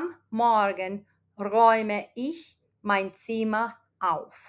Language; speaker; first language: German; non-native, fluent; Spanish